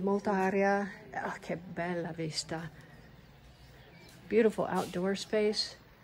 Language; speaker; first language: Italian; non-native, learner; English